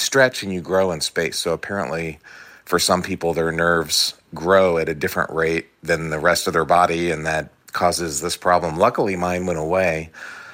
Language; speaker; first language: English; native; English